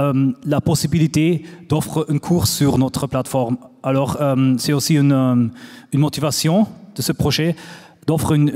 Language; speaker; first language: French; non-native, fluent; German